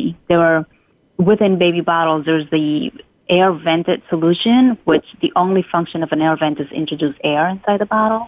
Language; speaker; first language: English; non-native, fluent; Spanish